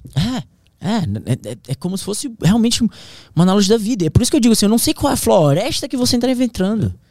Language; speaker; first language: Portuguese; native; Portuguese